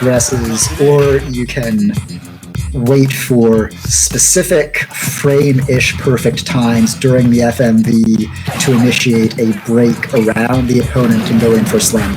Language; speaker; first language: English; native; English